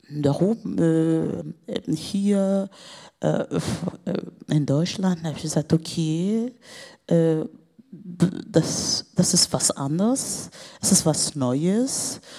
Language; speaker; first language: German; non-native, fluent; Portuguese